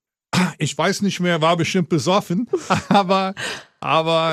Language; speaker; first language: German; non-native, fluent; English